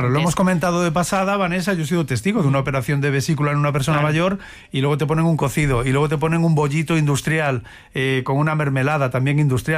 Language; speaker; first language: Spanish; native; Spanish